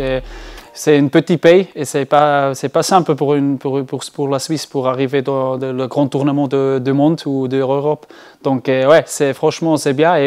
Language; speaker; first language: French; non-native, learner; German